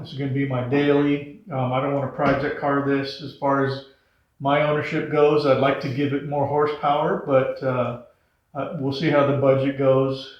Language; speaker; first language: English; native; English